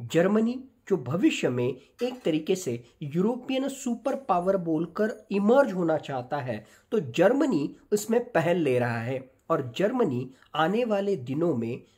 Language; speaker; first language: Hindi; non-native, local second language; Marathi